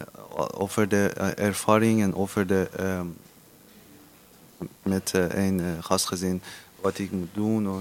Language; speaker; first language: Dutch; non-native, learner; Persian